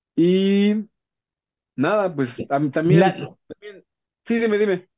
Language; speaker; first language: Spanish; native; Spanish